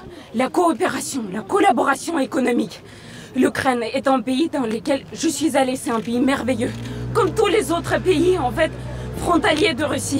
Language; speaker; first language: French; non-native, fluent; Russian